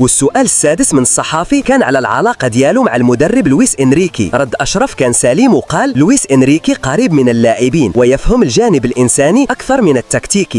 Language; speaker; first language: Arabic; native; Arabic